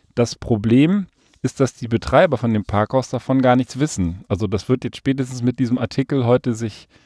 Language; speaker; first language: German; native; German